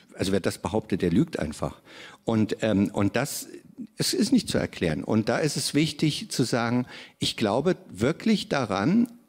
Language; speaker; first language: German; native; German